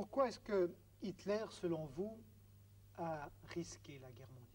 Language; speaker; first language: French; native; French